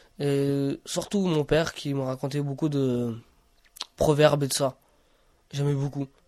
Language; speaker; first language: French; early bilingual, other home language; Romany